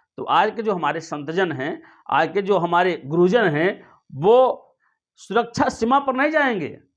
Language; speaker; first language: Hindi; native; Hindi